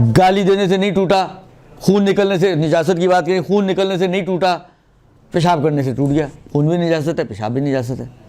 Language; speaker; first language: Urdu; non-native, local second language; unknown